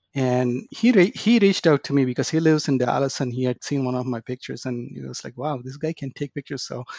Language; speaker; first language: English; non-native, local second language; Tamil